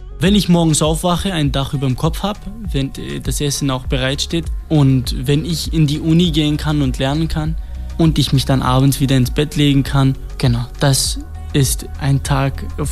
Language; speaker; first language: German; non-native, fluent; Kurdish